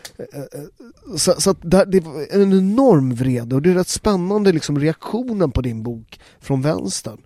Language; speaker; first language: Swedish; native; Swedish